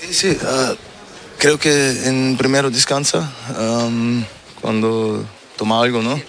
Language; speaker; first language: Spanish; non-native, learner; German